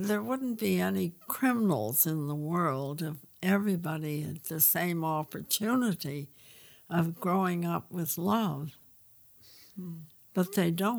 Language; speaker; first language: English; native; English